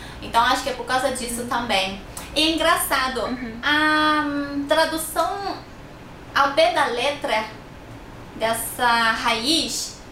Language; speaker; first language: Portuguese; non-native, fluent; Chinese